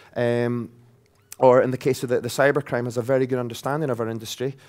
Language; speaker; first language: English; native; English